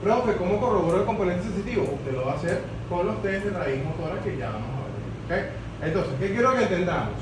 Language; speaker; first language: Spanish; native; Spanish